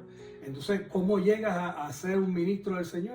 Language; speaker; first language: Spanish; native; Spanish